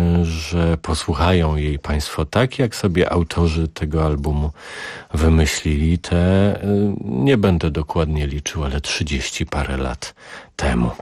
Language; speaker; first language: Polish; native; Polish